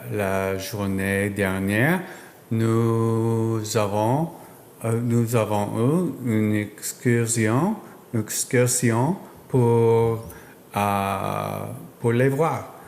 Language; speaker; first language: French; non-native, learner; English